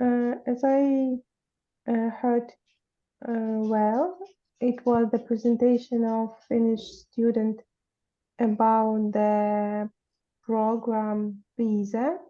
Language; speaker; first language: English; non-native, fluent; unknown